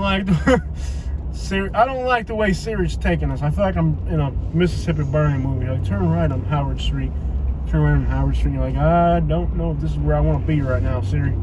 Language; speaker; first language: English; early bilingual, other home language; Spanish